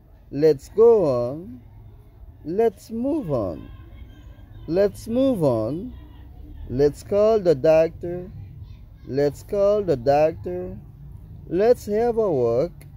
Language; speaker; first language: English; non-native, fluent; Haitian Creole